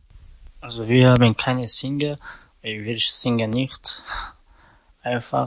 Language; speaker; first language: German; non-native, learner; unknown